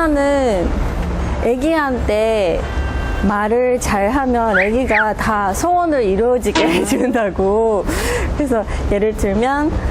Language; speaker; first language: Korean; non-native, fluent; English